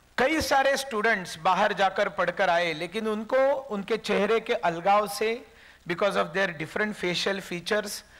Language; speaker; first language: Hindi; non-native, local second language; Marathi